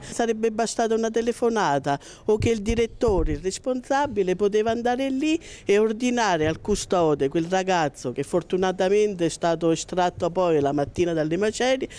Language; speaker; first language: Italian; native; Italian